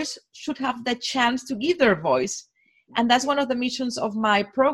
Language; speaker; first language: English; non-native, fluent; Spanish